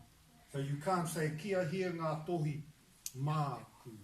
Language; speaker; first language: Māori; non-native, local second language; English